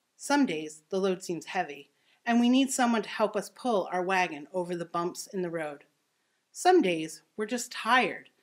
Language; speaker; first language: English; native; English